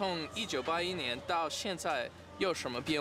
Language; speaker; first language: Chinese; non-native, learner; English